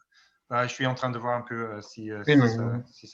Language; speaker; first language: French; non-native, fluent; German